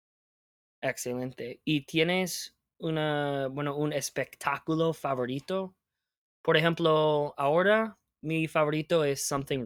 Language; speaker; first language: Spanish; non-native, fluent; English